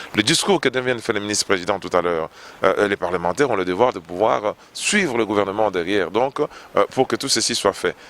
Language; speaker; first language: French; non-native, local second language; Luba-Lulua